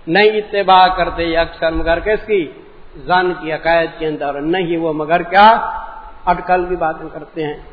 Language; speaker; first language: Urdu; non-native, local second language; Punjabi